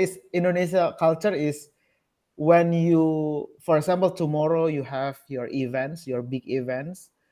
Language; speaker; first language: English; non-native, learner; Indonesian